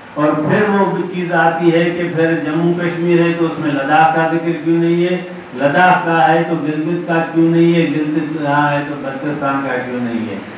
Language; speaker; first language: Urdu; non-native, local second language; Sindhi